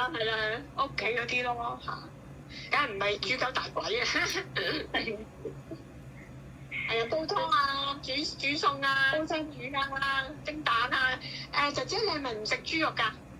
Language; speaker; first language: Chinese; non-native, learner; Indonesian